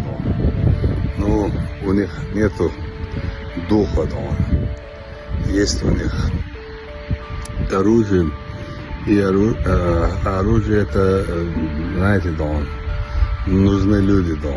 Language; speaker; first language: Russian; non-native, local second language; Chechen